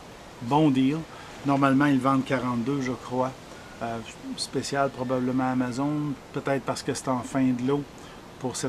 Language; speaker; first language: French; native; French